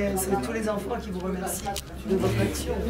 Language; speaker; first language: French; native; French